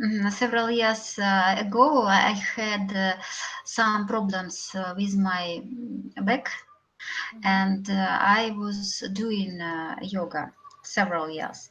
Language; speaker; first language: English; non-native, learner; Russian